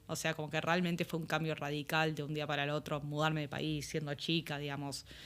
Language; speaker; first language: Spanish; early bilingual, other home language; English